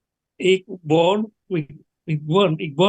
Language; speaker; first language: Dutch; non-native, learner; Indonesian